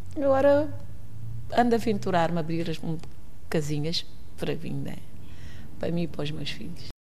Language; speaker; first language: Portuguese; non-native, local second language; Kabuverdianu